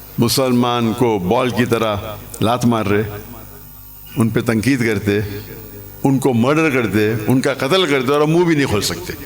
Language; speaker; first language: Urdu; non-native, local second language; English